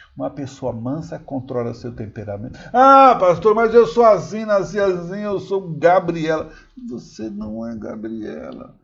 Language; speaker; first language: Portuguese; native; Portuguese